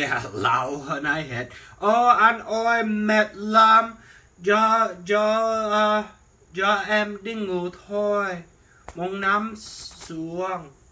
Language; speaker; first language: Vietnamese; non-native, learner; English